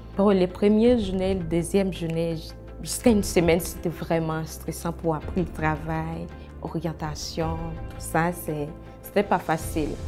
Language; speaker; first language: French; non-native, learner; Arabic